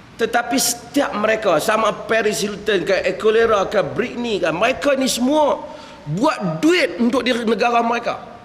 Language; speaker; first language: Malay; native; Malay